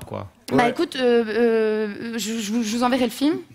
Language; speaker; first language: French; native; French